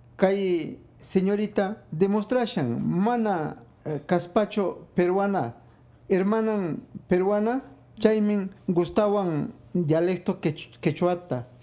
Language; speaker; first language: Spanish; non-native, local second language; Quechua